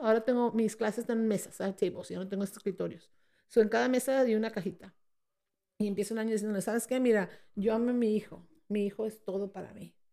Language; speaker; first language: Spanish; early bilingual, heritage; Spanish